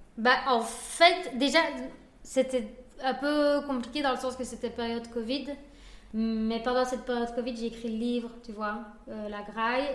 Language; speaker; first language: French; early bilingual, other home language; Spanish